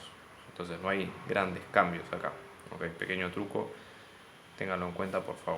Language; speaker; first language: Spanish; native; Spanish